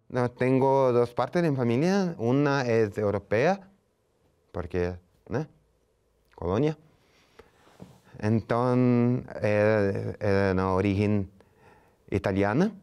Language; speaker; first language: Spanish; non-native, fluent; Portuguese